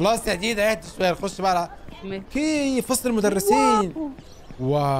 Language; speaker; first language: Arabic; native; Arabic